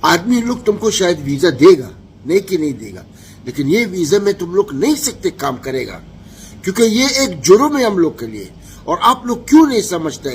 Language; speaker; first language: Hindi; non-native, learner; Arabic